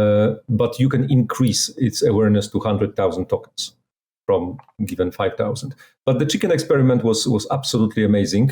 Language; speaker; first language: English; non-native, fluent; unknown